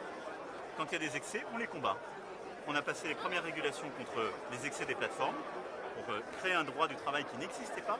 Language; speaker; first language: French; native; French